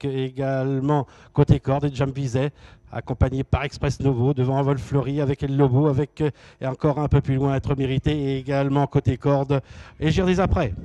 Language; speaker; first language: French; native; French